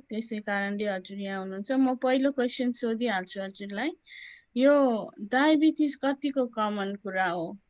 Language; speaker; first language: Nepali; native; Nepali